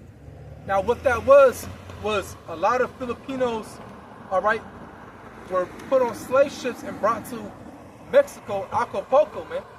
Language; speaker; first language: English; native; English